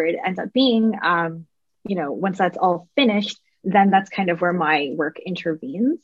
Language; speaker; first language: English; native; English